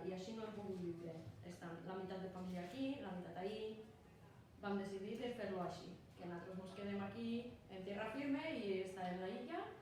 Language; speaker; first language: Catalan; non-native, fluent; Polish